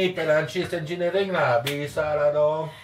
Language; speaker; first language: Indonesian; non-native, learner; French